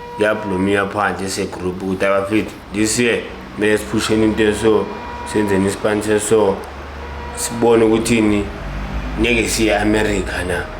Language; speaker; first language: Zulu; native; Zulu